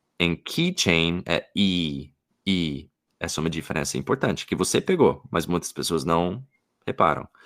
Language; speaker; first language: Portuguese; non-native, fluent; English